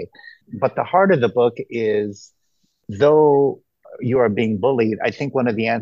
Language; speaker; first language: English; early bilingual, other home language; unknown